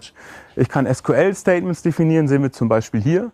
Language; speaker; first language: German; native; German